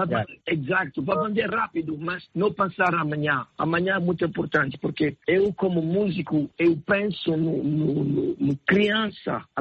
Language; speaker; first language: Portuguese; non-native, learner; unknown